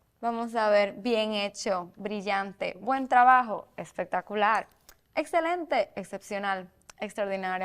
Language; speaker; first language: Spanish; native; Spanish